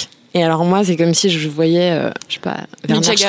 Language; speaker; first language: French; native; French